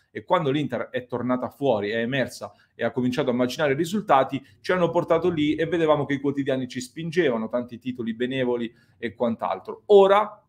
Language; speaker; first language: Italian; native; Italian